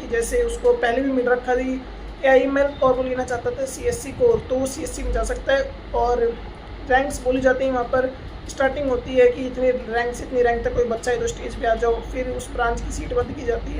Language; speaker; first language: Hindi; native; Hindi